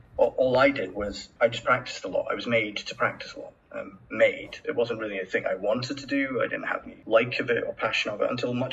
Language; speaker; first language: English; native; English